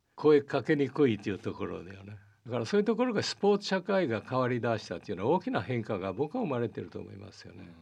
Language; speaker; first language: Japanese; early bilingual, heritage; Portuguese